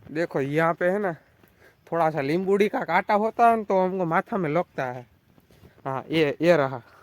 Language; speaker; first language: Hindi; non-native, local second language; Gujarati